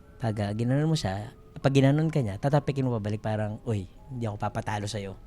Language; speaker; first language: Filipino; non-native, local second language; Aklanon